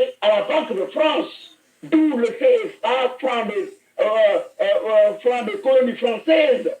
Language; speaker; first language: French; non-native, local second language; Wolof